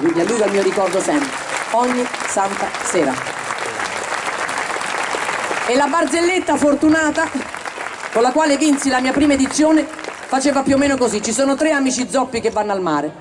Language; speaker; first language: Italian; native; Italian